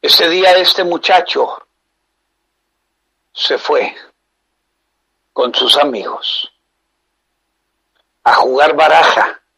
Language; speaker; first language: Spanish; native; Spanish